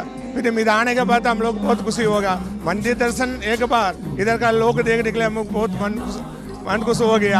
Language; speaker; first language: Hindi; non-native, local second language; Tamil